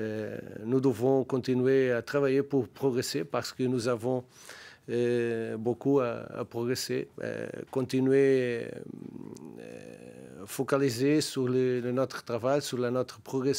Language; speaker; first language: French; non-native, learner; Portuguese